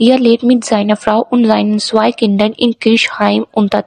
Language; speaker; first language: German; non-native, learner; Urdu